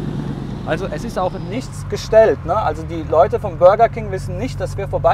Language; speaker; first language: German; native; German